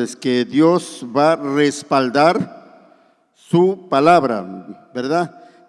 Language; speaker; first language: Spanish; native; Spanish